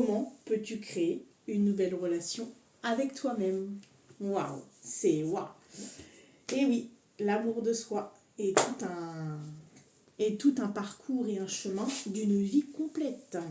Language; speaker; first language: French; native; French